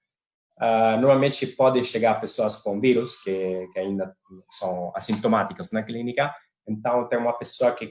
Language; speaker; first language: Portuguese; non-native, fluent; Italian